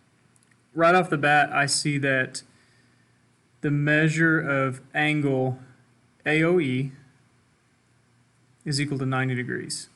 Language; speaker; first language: English; native; English